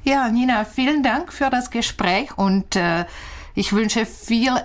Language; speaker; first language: German; non-native, fluent; Czech